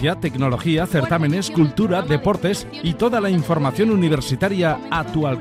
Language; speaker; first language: Spanish; native; Spanish